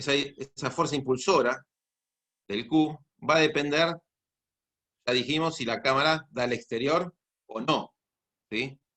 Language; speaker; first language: Spanish; native; Spanish